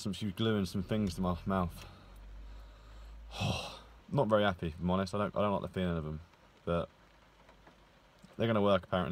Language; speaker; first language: English; native; English